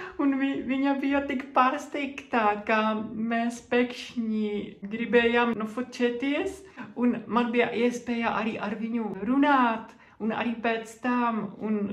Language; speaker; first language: Latvian; non-native, fluent; Czech